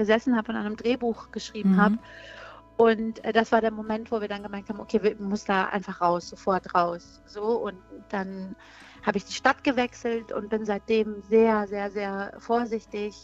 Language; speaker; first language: German; early bilingual, other home language; Persian